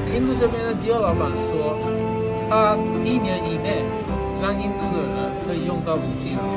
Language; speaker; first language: Chinese; non-native, learner; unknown